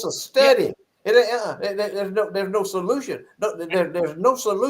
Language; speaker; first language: English; native; English